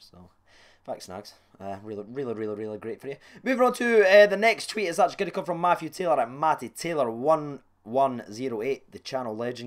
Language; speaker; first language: English; native; English